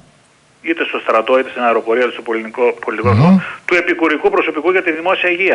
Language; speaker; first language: Greek; native; Greek